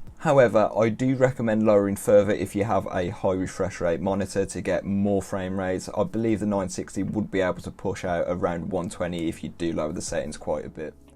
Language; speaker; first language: English; native; English